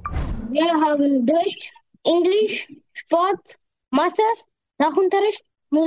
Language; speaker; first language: German; non-native, learner; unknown